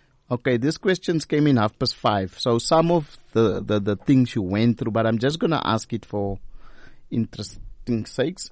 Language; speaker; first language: English; non-native, local second language; Afrikaans